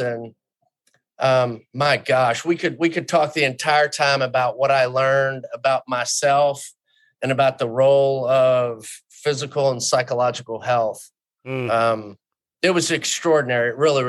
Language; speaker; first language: English; native; English